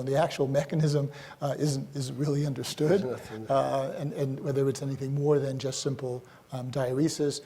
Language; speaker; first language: English; native; English